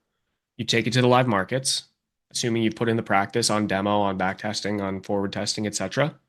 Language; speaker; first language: English; native; English